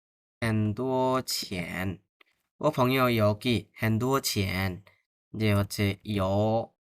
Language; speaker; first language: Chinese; non-native, fluent; Bangla